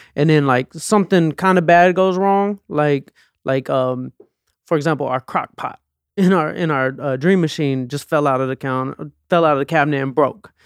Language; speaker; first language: English; native; English